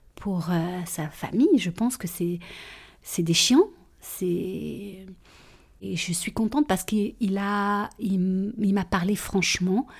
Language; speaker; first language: French; native; French